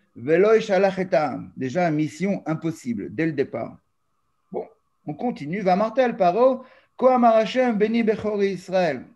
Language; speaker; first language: French; native; French